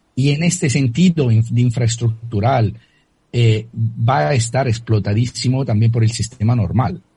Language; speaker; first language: Spanish; non-native, fluent; Italian